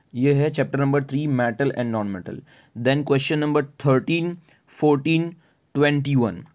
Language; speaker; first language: Hindi; non-native, local second language; Gujarati